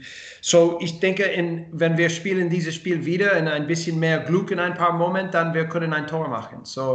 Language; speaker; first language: German; non-native, learner; English